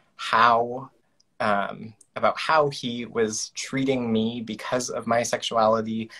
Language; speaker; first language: English; native; English